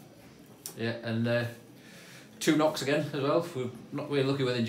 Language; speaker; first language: English; native; English